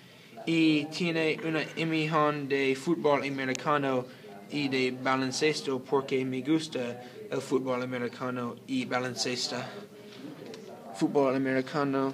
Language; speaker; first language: Spanish; non-native, learner; English